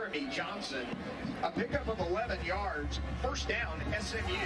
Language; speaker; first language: English; native; English